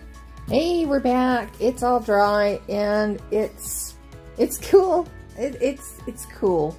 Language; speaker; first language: English; native; English